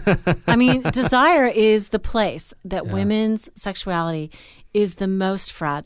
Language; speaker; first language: English; native; English